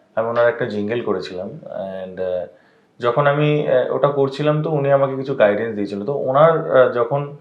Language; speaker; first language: Bangla; native; Bangla